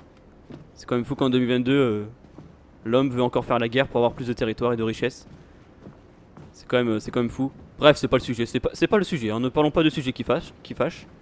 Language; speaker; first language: French; native; French